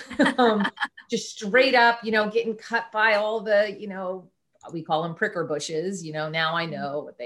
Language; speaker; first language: English; native; English